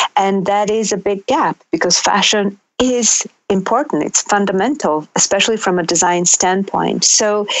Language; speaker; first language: English; non-native, fluent; Italian